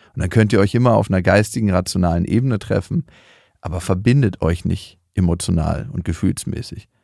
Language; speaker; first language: German; native; German